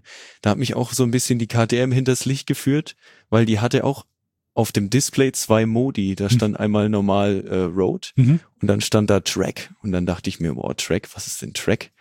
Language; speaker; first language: German; native; German